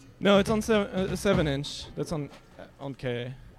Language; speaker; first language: English; non-native, fluent; French